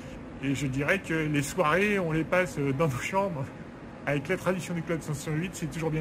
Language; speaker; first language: French; native; French